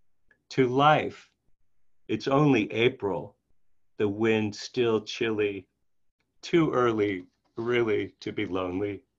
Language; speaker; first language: English; native; English